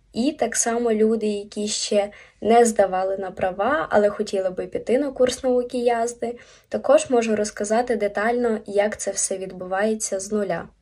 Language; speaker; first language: Ukrainian; native; Ukrainian